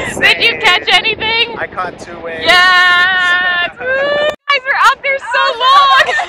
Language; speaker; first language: English; native; English